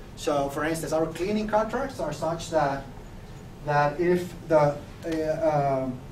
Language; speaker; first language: English; non-native, fluent; Finnish